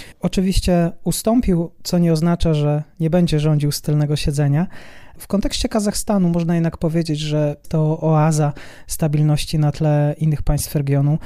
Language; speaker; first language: Polish; native; Polish